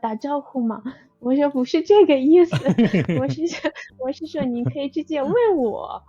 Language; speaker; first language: Chinese; non-native, fluent; Russian